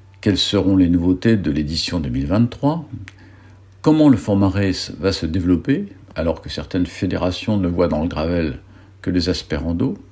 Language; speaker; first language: French; native; French